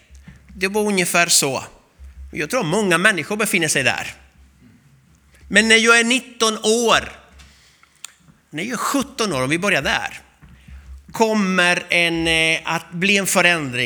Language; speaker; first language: Swedish; non-native, fluent; Spanish